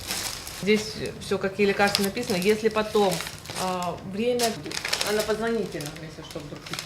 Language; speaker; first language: Russian; non-native, fluent; Korean